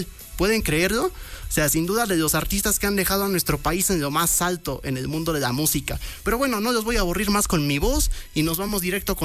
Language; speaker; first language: Spanish; native; Spanish